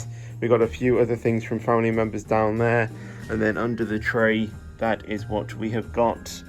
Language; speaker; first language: English; native; English